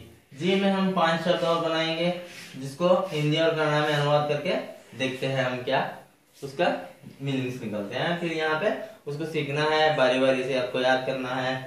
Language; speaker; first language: Hindi; non-native, local second language; Kannada